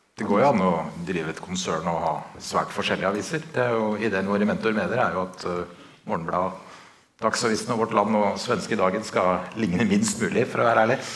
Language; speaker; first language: Norwegian; native; Norwegian